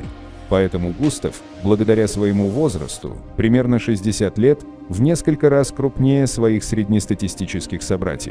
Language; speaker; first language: Russian; native; Russian